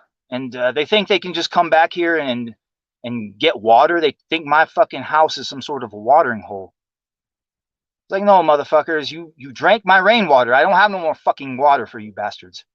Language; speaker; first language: English; native; English